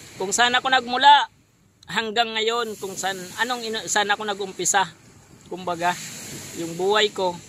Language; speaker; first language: Filipino; non-native, local second language; Bikol